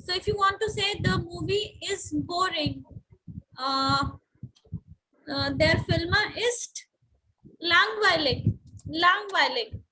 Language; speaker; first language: German; non-native, learner; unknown